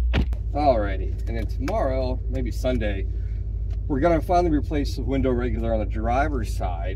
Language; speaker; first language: English; native; English